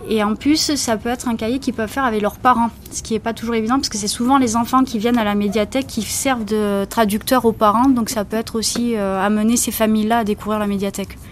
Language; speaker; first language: French; native; French